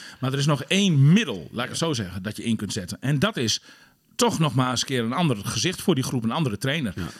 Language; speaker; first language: Dutch; native; Dutch